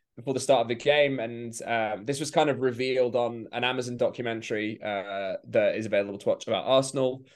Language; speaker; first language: English; native; English